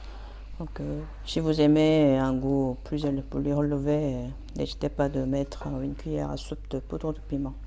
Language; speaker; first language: French; non-native, fluent; Korean